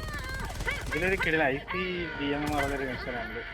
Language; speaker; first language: Malayalam; native; Malayalam